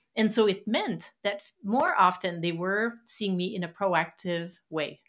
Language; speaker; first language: English; non-native, fluent; French